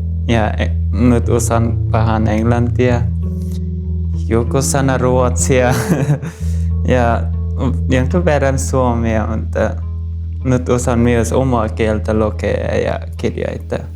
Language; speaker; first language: Finnish; non-native, learner; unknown